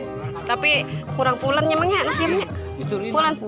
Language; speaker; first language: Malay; non-native, local second language; Sundanese